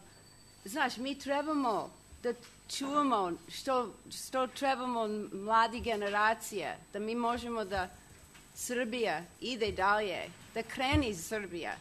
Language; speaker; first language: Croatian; non-native, learner; English